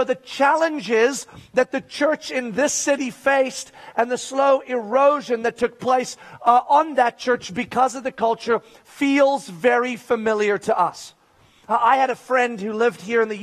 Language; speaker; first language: English; native; English